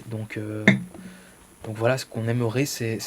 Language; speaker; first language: French; native; French